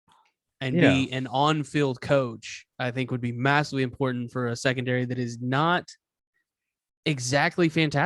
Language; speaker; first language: English; native; English